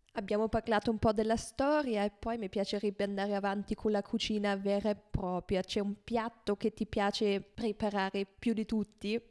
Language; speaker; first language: Italian; non-native, fluent; German